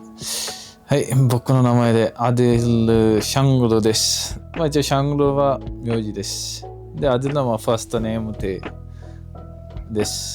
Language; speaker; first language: Japanese; non-native, fluent; Kashmiri